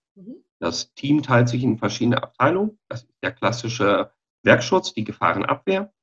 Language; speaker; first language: German; native; German